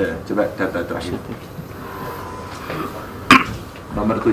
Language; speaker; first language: Indonesian; native; Indonesian